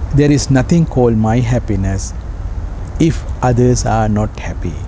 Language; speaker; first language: English; non-native, local second language; Sinhala